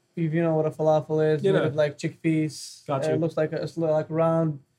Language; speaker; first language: English; non-native, fluent; Arabic